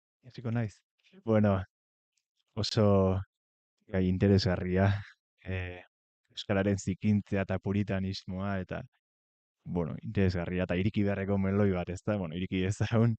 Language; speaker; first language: Basque; native; Basque